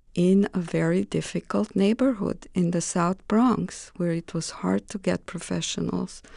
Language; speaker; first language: English; non-native, fluent; Romanian